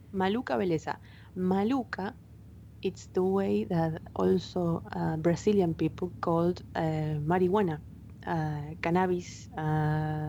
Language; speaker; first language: English; non-native, fluent; Spanish